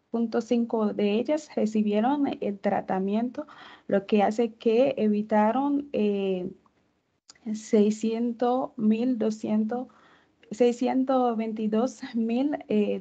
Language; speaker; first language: Spanish; non-native, fluent; Haitian Creole